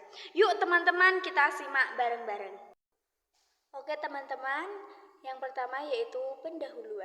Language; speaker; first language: Indonesian; native; Indonesian